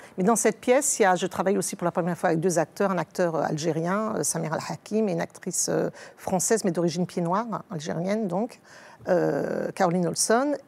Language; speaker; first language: French; native; French